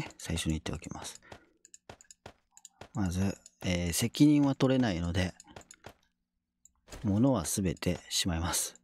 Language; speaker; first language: Japanese; native; Japanese